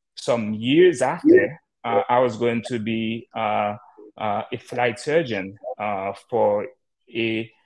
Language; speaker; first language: English; non-native, fluent; Haitian Creole